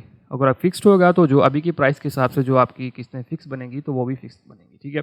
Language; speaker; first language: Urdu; non-native, local second language; Punjabi